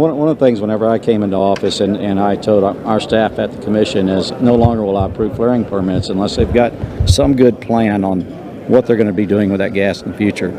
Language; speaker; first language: English; native; English